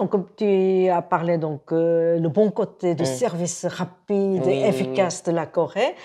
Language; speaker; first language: French; non-native, fluent; Korean